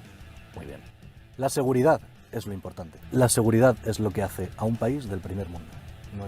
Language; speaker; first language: Spanish; native; Spanish